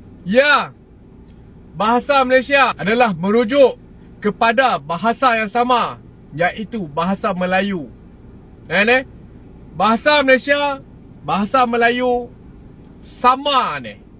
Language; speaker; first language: Malay; native; Malay